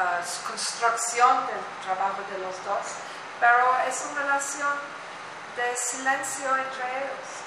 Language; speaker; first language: Spanish; non-native, learner; English